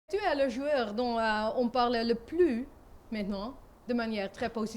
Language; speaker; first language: French; non-native, learner; Dutch